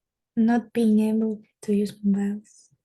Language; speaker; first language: English; non-native, learner; Russian